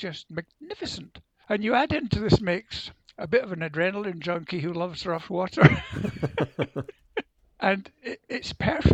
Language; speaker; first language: English; native; English